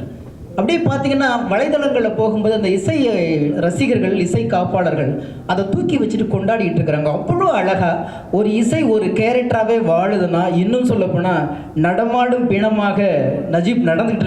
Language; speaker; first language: Tamil; native; Tamil